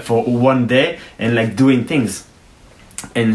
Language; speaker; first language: English; non-native, learner; French